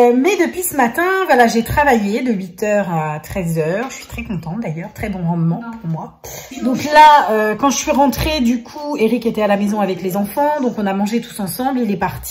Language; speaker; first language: French; native; French